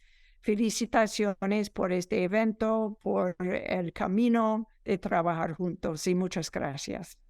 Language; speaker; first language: Spanish; non-native, fluent; English